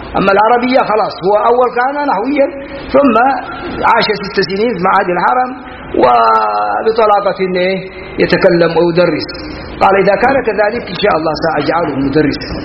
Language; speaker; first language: Arabic; non-native, fluent; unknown